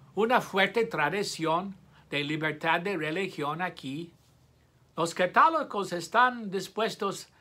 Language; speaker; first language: Spanish; non-native, fluent; English